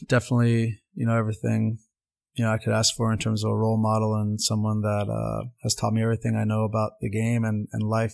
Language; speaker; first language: English; non-native, local second language; Armenian